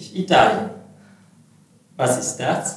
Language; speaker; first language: German; non-native, learner; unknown